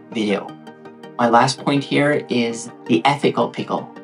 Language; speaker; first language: English; non-native, fluent; Norwegian